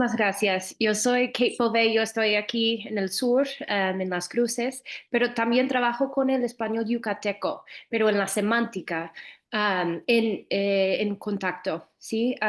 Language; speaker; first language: Spanish; non-native, fluent; English